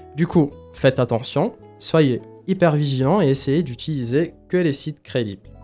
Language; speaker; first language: French; non-native, local second language; Arabic